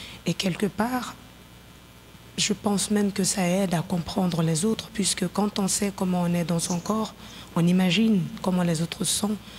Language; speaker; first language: French; non-native, local second language; Bambara